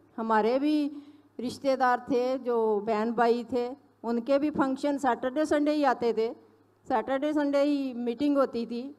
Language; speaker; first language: Hindi; non-native, local second language; Punjabi